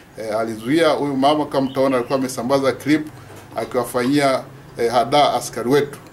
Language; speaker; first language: Swahili; native; Swahili